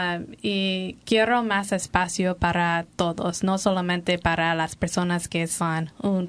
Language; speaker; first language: Spanish; non-native, learner; English